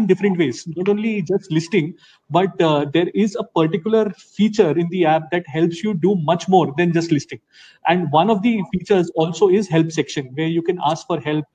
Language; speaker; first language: English; non-native, local second language; Hindi